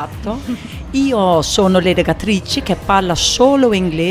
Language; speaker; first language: Italian; non-native, fluent; English